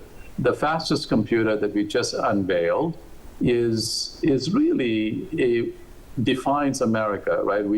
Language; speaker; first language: English; non-native, local second language; Malayalam